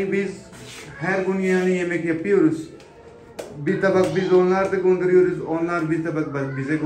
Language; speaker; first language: Turkish; non-native, learner; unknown